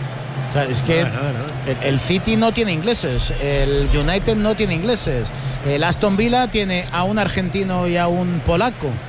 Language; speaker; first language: Spanish; native; Spanish